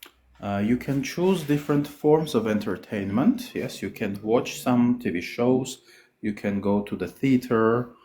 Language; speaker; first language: English; non-native, fluent; Armenian